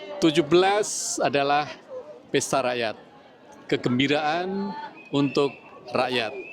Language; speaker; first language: Indonesian; native; Indonesian